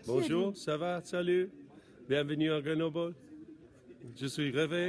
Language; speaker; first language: French; non-native, learner; English